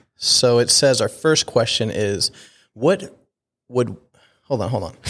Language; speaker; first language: English; native; English